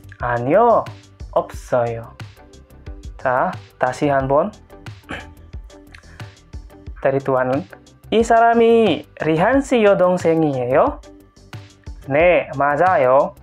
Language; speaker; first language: Korean; non-native, fluent; Indonesian